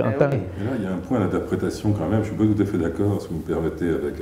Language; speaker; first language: French; native; French